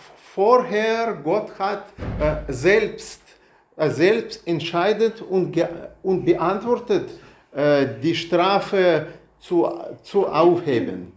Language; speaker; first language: German; non-native, learner; Russian